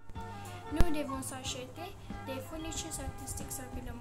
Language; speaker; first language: French; non-native, learner; Malay